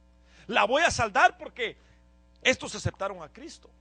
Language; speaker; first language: Spanish; native; Spanish